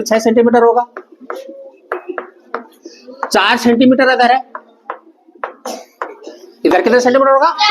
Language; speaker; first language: Hindi; native; Hindi